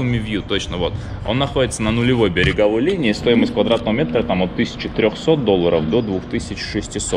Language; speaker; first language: Russian; native; Russian